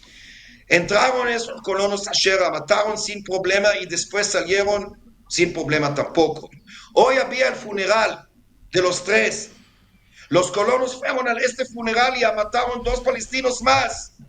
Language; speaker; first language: Spanish; non-native, fluent; Hebrew